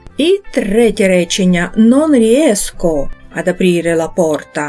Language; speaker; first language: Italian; non-native, fluent; Ukrainian